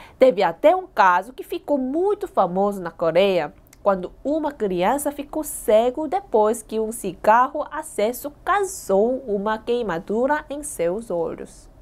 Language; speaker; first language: Portuguese; non-native, fluent; Korean